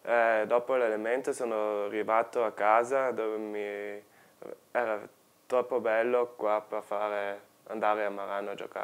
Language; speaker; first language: Italian; non-native, local second language; German